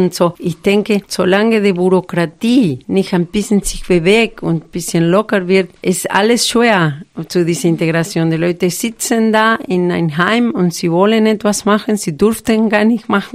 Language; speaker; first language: German; non-native, fluent; Spanish